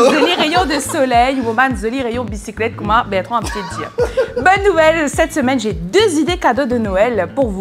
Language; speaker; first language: French; non-native, local second language; Morisyen